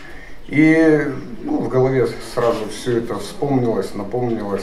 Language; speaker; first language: Russian; native; Russian